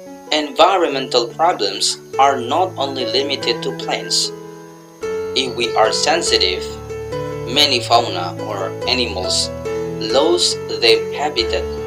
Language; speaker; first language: English; non-native, fluent; Indonesian